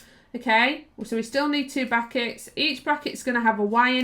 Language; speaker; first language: English; native; English